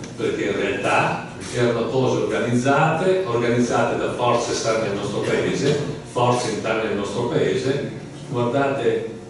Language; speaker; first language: Italian; native; Italian